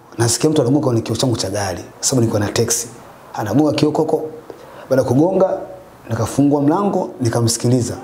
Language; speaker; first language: Swahili; native; Swahili